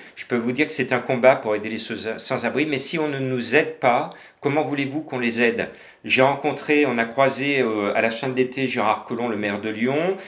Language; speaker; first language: French; native; French